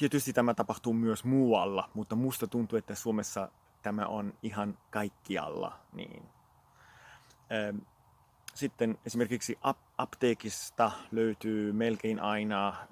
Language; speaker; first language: Finnish; non-native, fluent; Italian